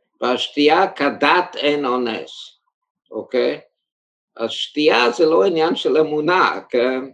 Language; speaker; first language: Hebrew; early bilingual, heritage; German